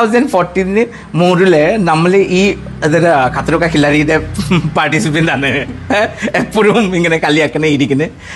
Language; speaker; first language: Malayalam; non-native, local second language; Assamese